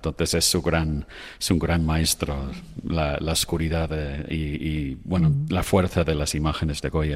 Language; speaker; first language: Spanish; non-native, fluent; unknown